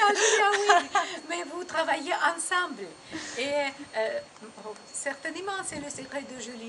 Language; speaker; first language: French; non-native, learner; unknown